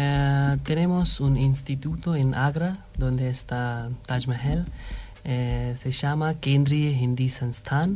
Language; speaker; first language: Spanish; non-native, fluent; Hindi